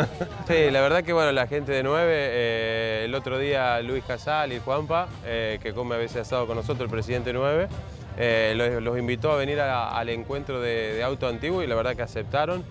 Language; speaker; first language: Spanish; native; Spanish